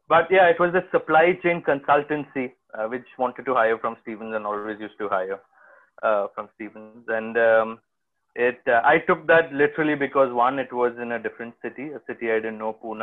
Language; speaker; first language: English; non-native, local second language; Malayalam